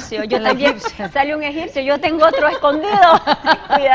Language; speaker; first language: Spanish; native; Spanish